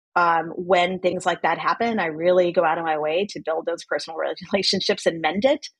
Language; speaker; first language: English; native; English